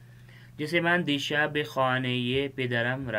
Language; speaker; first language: Persian; non-native, fluent; Urdu